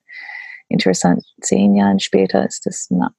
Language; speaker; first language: German; non-native, learner; English